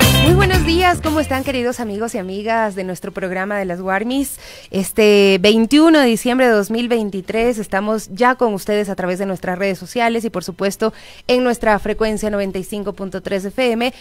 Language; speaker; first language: Spanish; native; Spanish